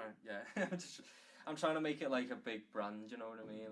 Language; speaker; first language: English; native; English